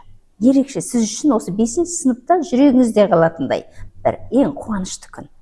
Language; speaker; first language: Kazakh; native; Kazakh